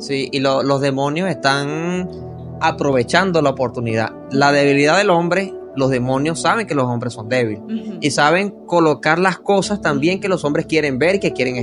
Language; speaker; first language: Spanish; native; Spanish